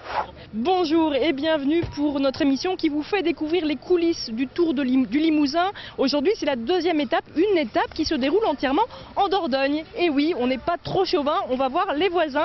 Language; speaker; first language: French; native; French